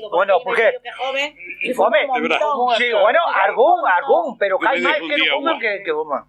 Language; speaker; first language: Spanish; non-native, local second language; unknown